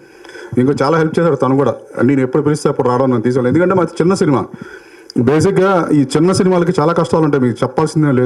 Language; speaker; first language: Telugu; native; Telugu